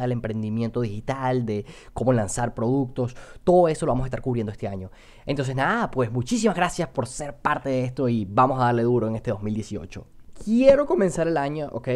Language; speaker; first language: Spanish; native; Spanish